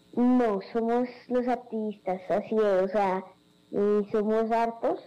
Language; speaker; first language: Spanish; native; Spanish